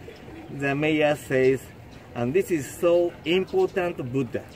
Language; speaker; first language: English; non-native, learner; Japanese